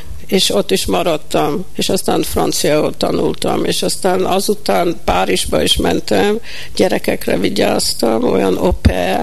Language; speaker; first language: Hungarian; early bilingual, heritage; Hungarian